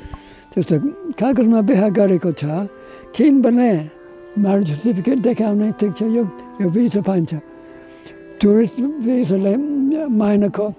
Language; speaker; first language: Nepali; non-native, learner; English